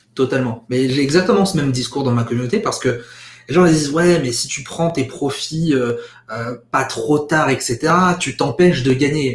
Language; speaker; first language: French; native; French